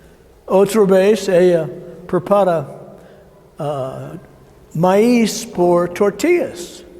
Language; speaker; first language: Spanish; non-native, learner; English